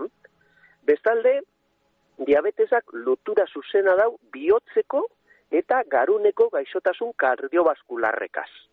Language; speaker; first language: Basque; native; Basque